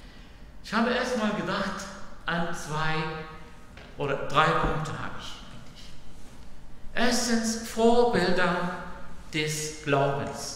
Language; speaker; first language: German; non-native, fluent; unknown